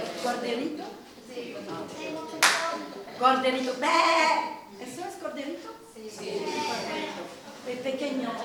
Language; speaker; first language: Spanish; non-native, learner; French